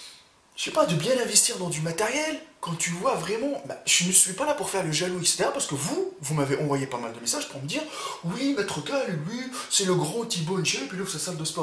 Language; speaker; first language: French; native; French